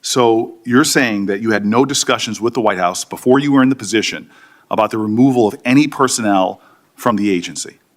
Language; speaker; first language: English; native; English